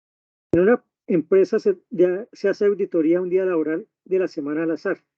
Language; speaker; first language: Spanish; native; Spanish